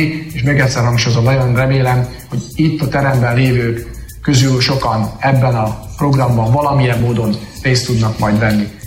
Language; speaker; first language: Hungarian; native; Hungarian